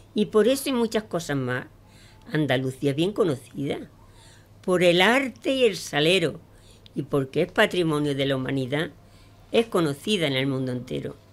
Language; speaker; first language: Spanish; native; Spanish